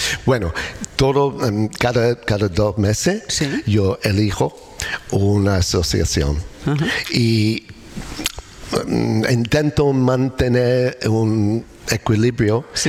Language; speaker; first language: Spanish; non-native, learner; English